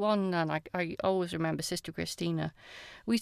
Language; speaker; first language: English; native; English